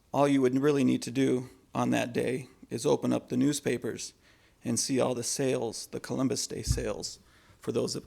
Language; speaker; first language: English; native; English